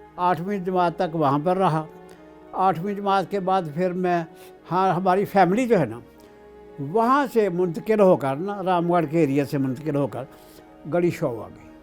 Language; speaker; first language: Urdu; non-native, local second language; Punjabi